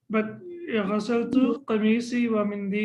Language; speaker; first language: Arabic; non-native, fluent; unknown